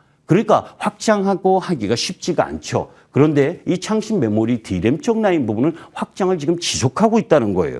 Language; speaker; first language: Korean; native; Korean